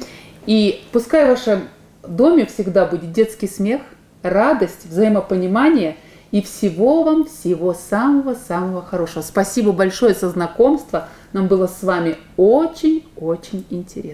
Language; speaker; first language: Russian; native; Russian